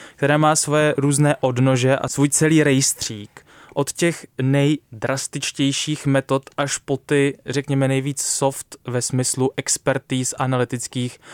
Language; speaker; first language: Czech; native; Czech